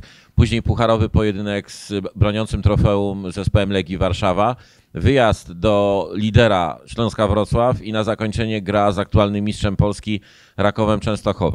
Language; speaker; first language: Polish; native; Polish